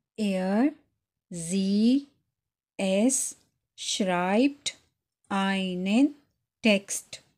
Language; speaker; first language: German; non-native, fluent; Urdu